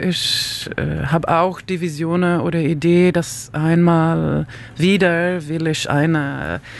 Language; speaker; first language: German; non-native, learner; Swedish